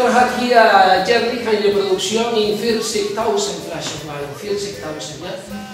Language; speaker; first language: German; non-native, fluent; Spanish